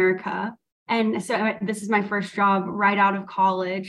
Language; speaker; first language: English; native; English